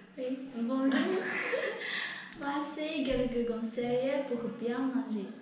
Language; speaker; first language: French; non-native, learner; Chinese